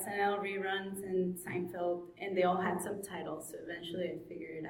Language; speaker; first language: English; non-native, fluent; Spanish